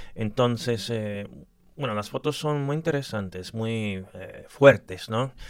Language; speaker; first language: Spanish; early bilingual, other home language; English